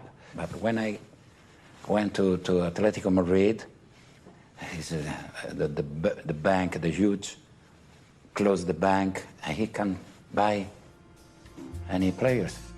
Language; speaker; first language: English; non-native, fluent; Italian